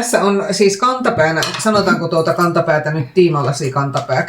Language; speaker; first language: Finnish; native; Finnish